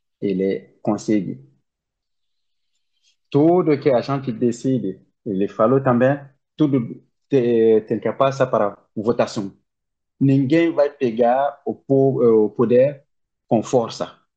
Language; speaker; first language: Portuguese; non-native, learner; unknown